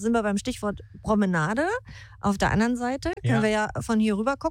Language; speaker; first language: German; native; German